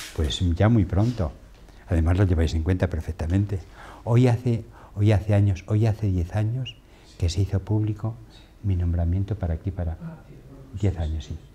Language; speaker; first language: Spanish; native; Spanish